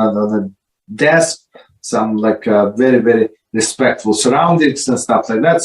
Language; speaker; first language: English; non-native, fluent; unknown